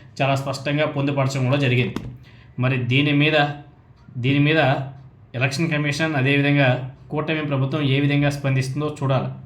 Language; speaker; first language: Telugu; native; Telugu